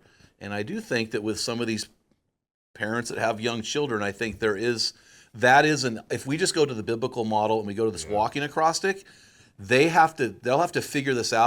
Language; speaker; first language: English; native; English